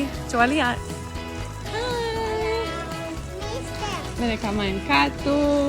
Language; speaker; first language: Indonesian; non-native, fluent; German